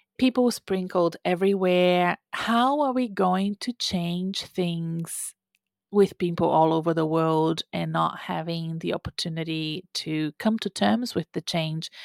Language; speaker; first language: English; non-native, fluent; Portuguese